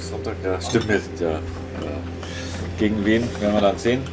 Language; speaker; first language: German; native; German